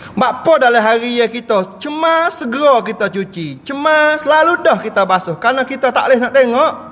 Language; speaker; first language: Malay; native; Malay